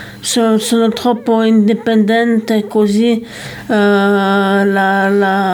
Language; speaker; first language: Italian; non-native, learner; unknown